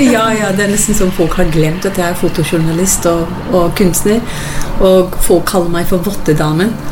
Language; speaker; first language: Norwegian; non-native, fluent; English